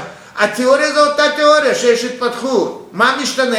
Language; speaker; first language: Hebrew; non-native, fluent; Russian